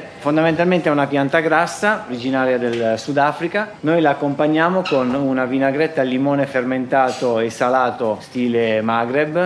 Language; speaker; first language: Italian; native; Italian